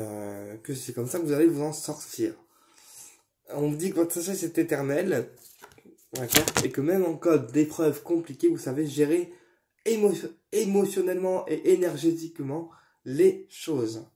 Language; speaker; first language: French; native; French